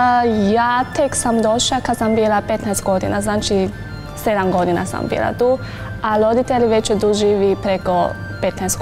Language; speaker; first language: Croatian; non-native, learner; Chinese